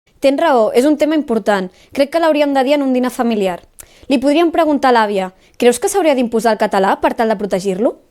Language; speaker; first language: Catalan; native; Catalan